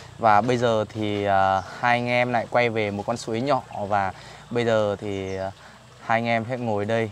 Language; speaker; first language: Vietnamese; native; Vietnamese